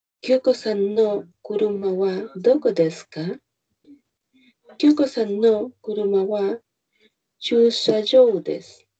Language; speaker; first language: Japanese; non-native, learner; Spanish